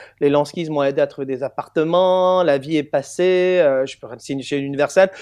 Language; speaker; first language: French; non-native, fluent; English